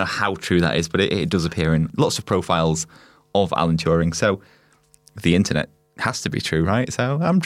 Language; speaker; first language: English; native; English